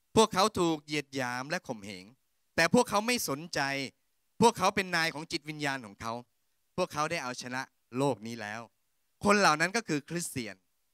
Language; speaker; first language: Thai; native; Thai